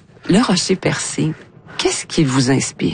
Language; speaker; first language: French; native; French